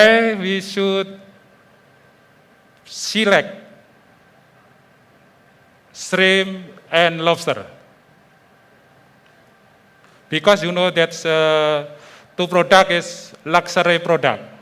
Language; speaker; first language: English; non-native, fluent; Indonesian